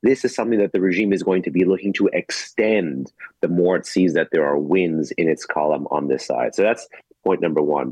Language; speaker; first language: English; native; English